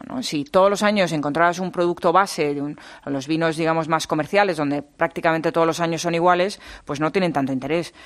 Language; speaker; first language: Spanish; native; Spanish